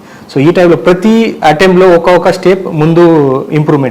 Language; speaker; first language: Telugu; non-native, learner; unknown